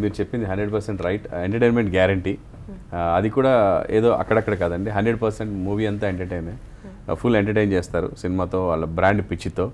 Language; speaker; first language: Telugu; native; Telugu